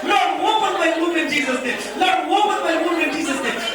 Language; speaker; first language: English; non-native, local second language; Telugu